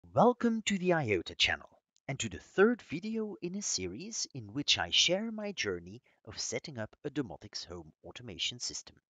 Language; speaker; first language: English; non-native, fluent; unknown